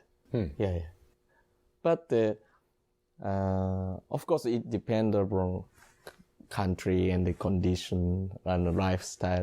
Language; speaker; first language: English; non-native, learner; Japanese